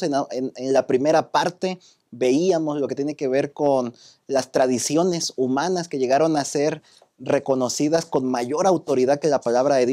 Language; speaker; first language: Spanish; native; Spanish